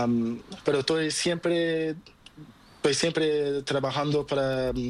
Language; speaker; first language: Spanish; non-native, learner; Portuguese